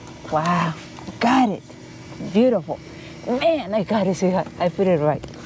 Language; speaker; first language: English; non-native, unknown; Spanish